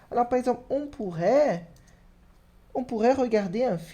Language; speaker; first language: French; non-native, fluent; Portuguese